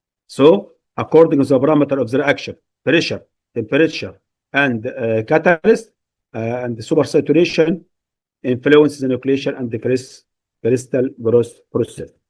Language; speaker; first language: English; non-native, fluent; Arabic